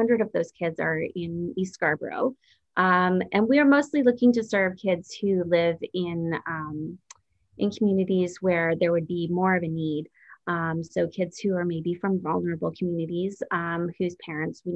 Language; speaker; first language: English; native; English